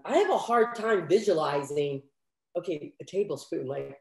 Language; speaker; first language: English; native; English